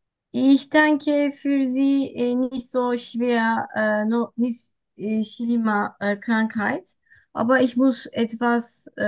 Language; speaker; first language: German; non-native, learner; Turkish